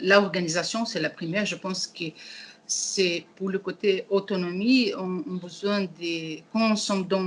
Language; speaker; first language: French; non-native, learner; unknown